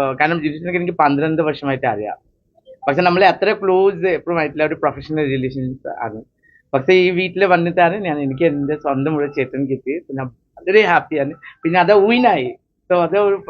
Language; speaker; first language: Malayalam; non-native, fluent; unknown